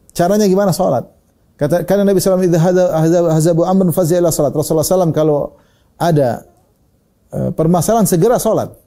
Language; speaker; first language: Malay; native; Malay